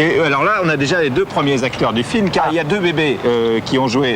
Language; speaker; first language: French; native; French